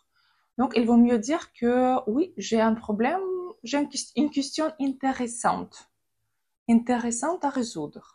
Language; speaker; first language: French; non-native, fluent; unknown